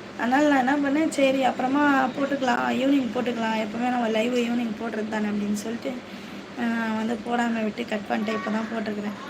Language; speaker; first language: Tamil; non-native, local second language; Urdu